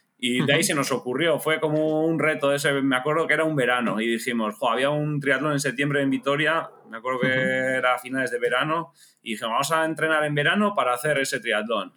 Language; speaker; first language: Spanish; native; Spanish